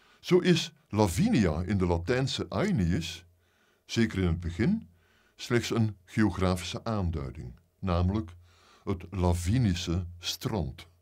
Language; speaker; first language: Dutch; native; Dutch